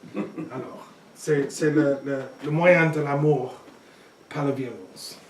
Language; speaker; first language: French; non-native, learner; English